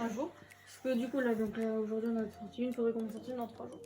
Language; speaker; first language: French; native; French